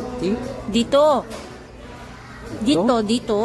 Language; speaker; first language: Filipino; non-native, fluent; Korean